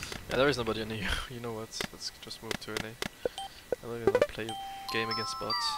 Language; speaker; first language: English; non-native, fluent; French